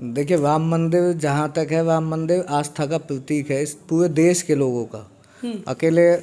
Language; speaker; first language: Hindi; native; Hindi